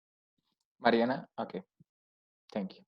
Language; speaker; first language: English; non-native, fluent; Spanish